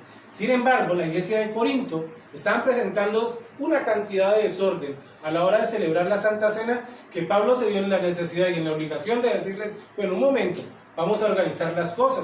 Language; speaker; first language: Spanish; native; Spanish